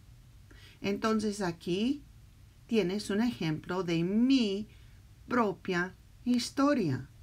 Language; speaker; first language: Spanish; early bilingual, heritage; Spanish